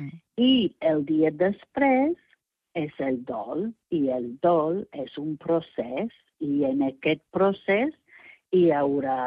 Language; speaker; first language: Catalan; non-native, fluent; English